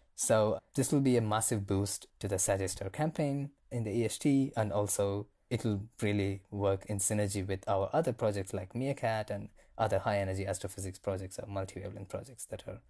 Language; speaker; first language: English; non-native, local second language; Tamil